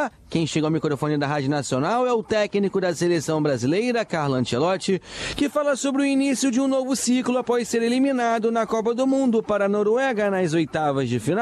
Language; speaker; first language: Portuguese; native; Portuguese